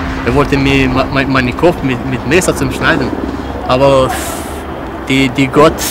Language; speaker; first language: German; non-native, learner; Albanian